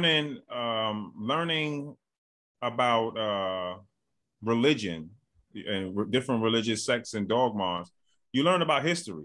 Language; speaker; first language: English; native; English